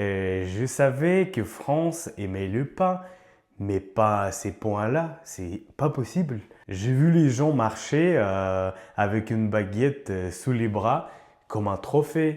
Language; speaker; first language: French; non-native, learner; Ukrainian